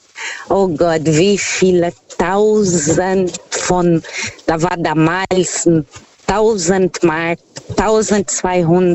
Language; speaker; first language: German; non-native, fluent; Portuguese